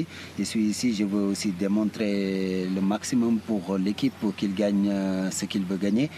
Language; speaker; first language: French; early bilingual, heritage; Italian